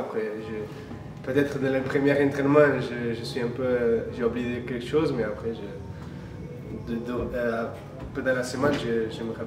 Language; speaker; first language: French; non-native, fluent; Portuguese